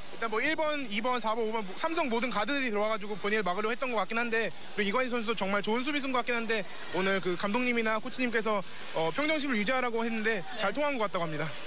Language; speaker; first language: Korean; native; Korean